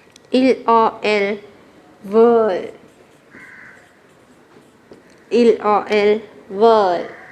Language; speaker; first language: French; non-native, fluent; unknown